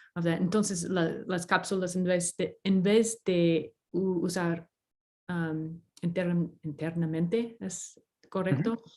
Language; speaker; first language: Spanish; non-native, fluent; English